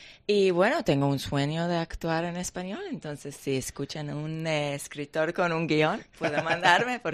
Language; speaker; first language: Spanish; non-native, learner; Hebrew